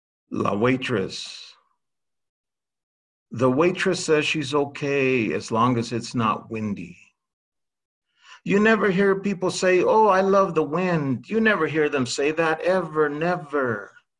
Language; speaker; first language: English; early bilingual, other home language; Spanish